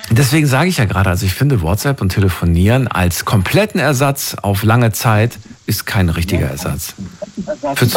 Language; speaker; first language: German; native; German